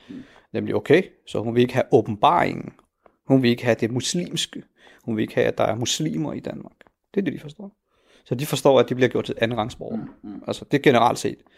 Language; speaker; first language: Danish; early bilingual, other home language; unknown